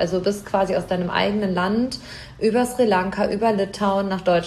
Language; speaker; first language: German; native; German